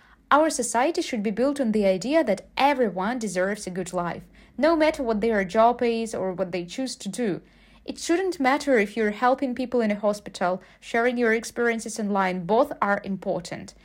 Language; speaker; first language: English; non-native, fluent; Ukrainian